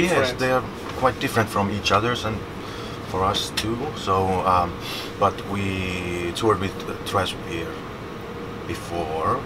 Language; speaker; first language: English; non-native, fluent; Finnish